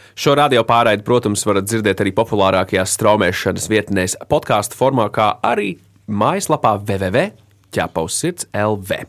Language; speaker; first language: Latvian; native; Latvian